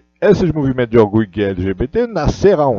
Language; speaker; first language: Portuguese; non-native, learner; Russian